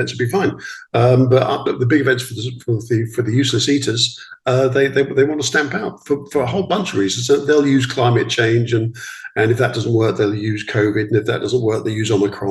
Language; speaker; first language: English; native; English